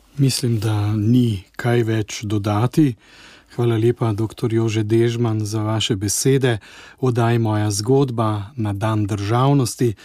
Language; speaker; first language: Slovenian; native; Slovenian